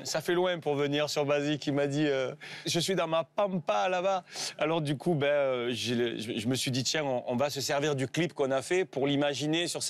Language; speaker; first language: French; native; French